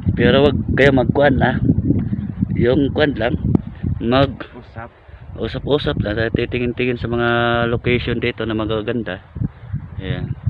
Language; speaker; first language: Filipino; non-native, local second language; Cebuano